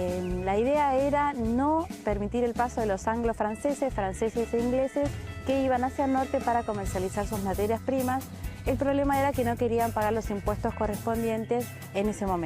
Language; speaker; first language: Spanish; native; Spanish